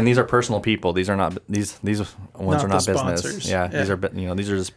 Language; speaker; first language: English; native; English